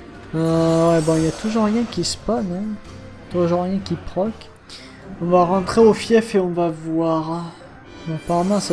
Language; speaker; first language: French; native; French